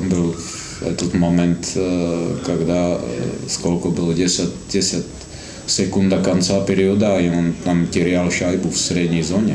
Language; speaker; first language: Russian; non-native, fluent; Slovak